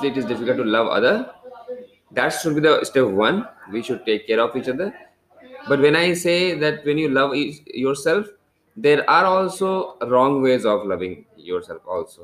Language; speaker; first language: English; non-native, local second language; Hindi